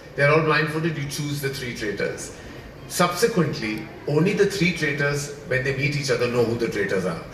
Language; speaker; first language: English; non-native, local second language; Hindi